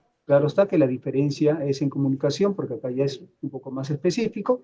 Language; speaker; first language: Spanish; native; Spanish